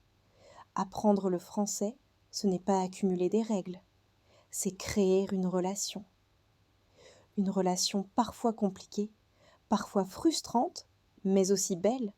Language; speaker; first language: French; non-native, fluent; Hindi